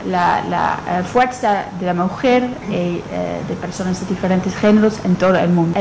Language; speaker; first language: Spanish; non-native, fluent; Dutch